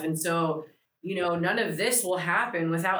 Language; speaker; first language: English; early bilingual, other home language; Greek